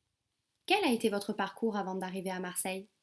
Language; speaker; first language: French; native; French